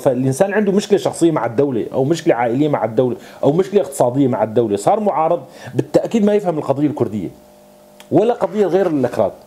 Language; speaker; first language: Arabic; non-native, local second language; Kurdish